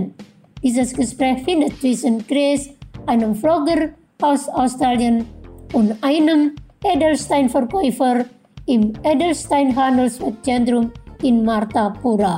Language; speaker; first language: German; non-native, fluent; Indonesian